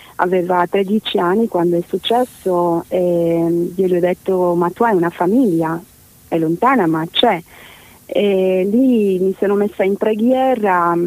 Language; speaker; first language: Italian; non-native, fluent; Romanian